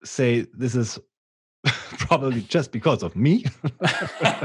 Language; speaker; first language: English; non-native, fluent; German